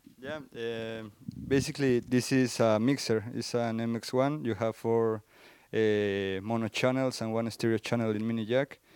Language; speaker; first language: English; non-native, fluent; Spanish